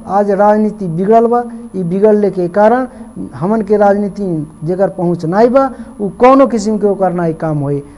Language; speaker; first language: Bhojpuri; native; Bhojpuri